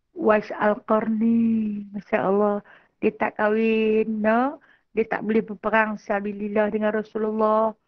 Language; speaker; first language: Malay; native; Malay